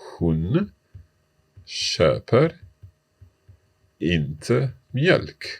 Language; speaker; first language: Swedish; non-native, learner; English